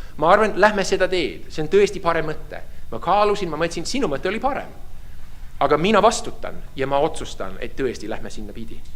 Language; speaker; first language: Estonian; early bilingual, heritage; Estonian